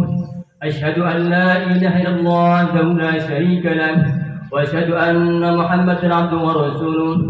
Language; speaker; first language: Indonesian; native; Indonesian